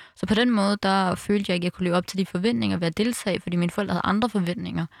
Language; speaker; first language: Danish; early bilingual, other home language; Arabic